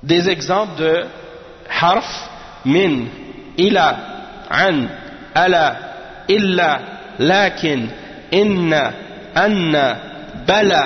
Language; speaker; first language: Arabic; non-native, fluent; French